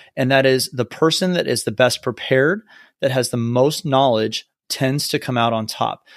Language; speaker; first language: English; native; English